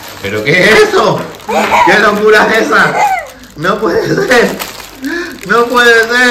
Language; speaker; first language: Spanish; native; Spanish